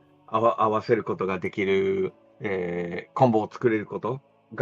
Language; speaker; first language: Japanese; non-native, fluent; English